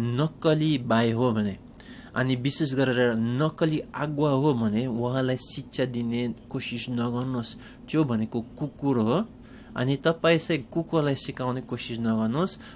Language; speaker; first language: Nepali; non-native, fluent; English